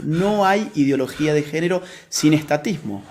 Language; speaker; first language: Spanish; native; Spanish